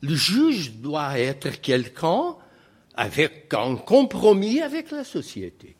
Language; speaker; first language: French; non-native, fluent; Portuguese